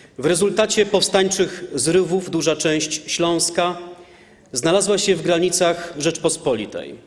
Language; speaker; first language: Polish; native; Polish